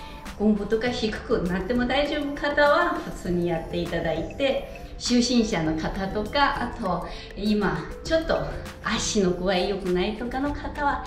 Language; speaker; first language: Japanese; non-native, fluent; Chinese